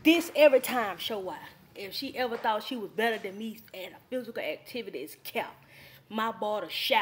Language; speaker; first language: English; native; English